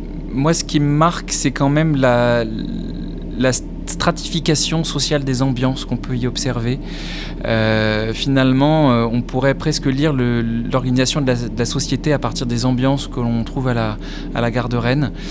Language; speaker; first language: French; native; French